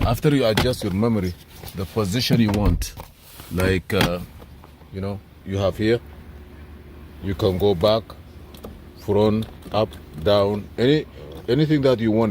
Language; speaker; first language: English; non-native, fluent; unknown